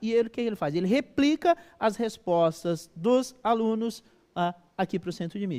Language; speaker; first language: Portuguese; native; Portuguese